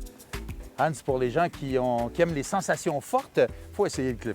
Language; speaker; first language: French; native; French